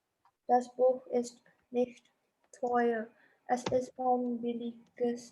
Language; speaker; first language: German; non-native, learner; Indonesian